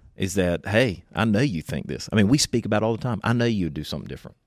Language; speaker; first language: English; native; English